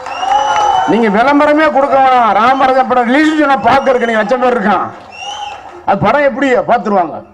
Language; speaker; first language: Tamil; native; Tamil